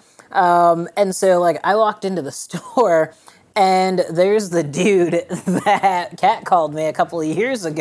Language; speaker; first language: English; native; English